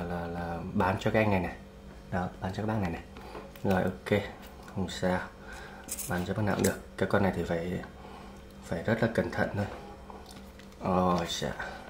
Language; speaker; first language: Vietnamese; native; Vietnamese